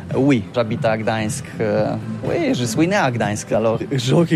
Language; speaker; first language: French; non-native, learner; Polish